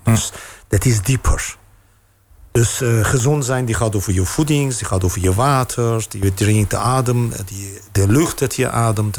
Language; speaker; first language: Dutch; non-native, fluent; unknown